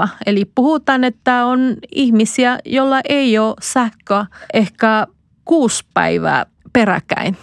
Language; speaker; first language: Finnish; non-native, fluent; Spanish